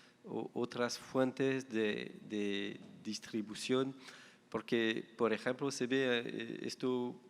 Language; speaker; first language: Spanish; non-native, fluent; French